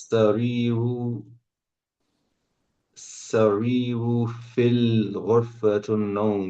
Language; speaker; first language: Arabic; non-native, learner; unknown